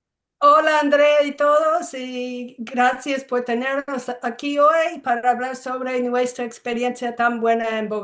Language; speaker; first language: Spanish; non-native, fluent; English